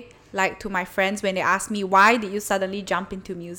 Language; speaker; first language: English; non-native, local second language; Chinese